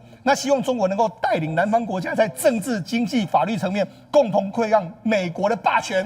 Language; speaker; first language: Chinese; native; Chinese